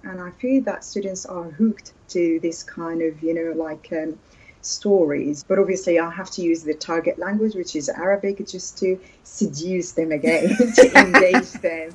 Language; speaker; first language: English; non-native, fluent; Arabic